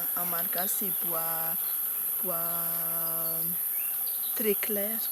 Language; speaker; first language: French; non-native, local second language; Malagasy